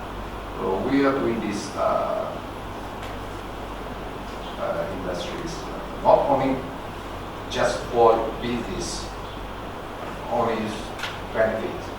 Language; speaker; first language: English; non-native, learner; Chinese